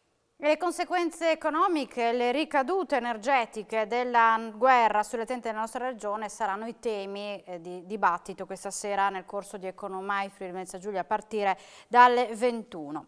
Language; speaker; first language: Italian; native; Italian